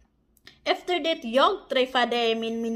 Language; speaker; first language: Swedish; non-native, learner; Filipino